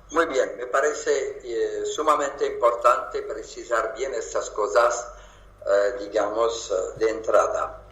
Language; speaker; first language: Spanish; non-native, fluent; French